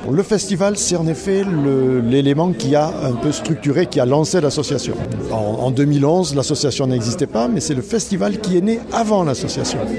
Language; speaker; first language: French; native; French